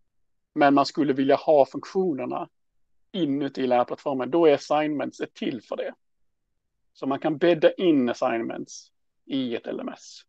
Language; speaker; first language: Swedish; native; Swedish